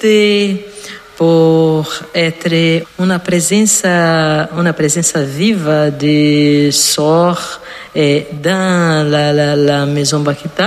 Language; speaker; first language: French; non-native, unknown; Portuguese